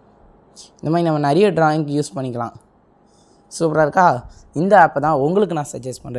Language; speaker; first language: Tamil; native; Tamil